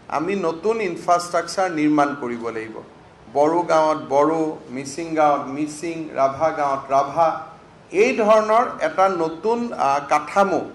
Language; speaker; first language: Assamese; native; Assamese